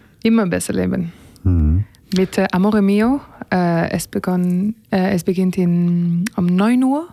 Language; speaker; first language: German; non-native, learner; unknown